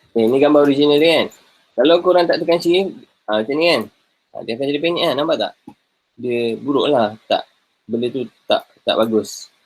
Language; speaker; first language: Malay; native; Malay